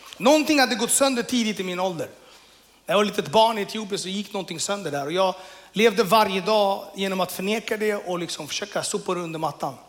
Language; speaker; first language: Swedish; early bilingual, other home language; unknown